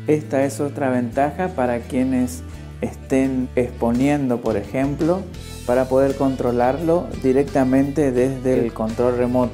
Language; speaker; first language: Spanish; native; Spanish